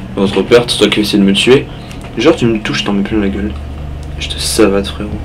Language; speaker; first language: French; native; French